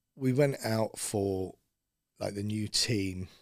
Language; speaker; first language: English; native; English